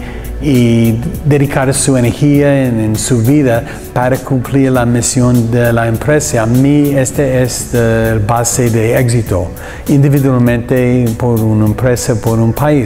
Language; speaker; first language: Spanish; non-native, learner; English